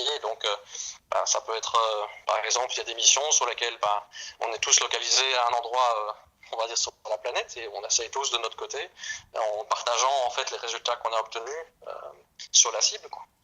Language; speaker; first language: French; native; French